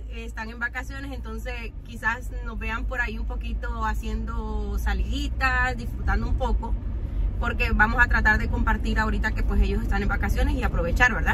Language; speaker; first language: Spanish; native; Spanish